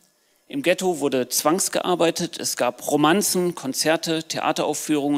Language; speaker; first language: German; native; German